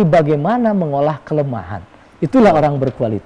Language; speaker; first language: Indonesian; native; Indonesian